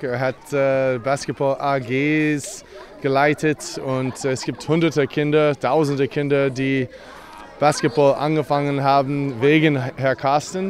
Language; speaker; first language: German; non-native, fluent; English